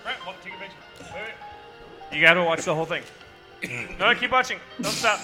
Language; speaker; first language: English; native; English